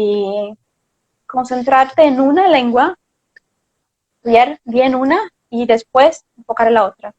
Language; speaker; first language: Spanish; non-native, fluent; Portuguese